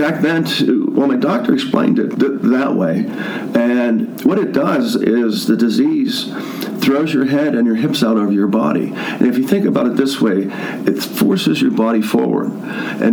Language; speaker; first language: English; native; English